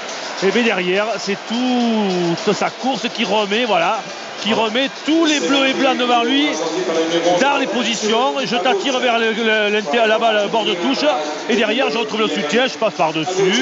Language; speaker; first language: French; native; French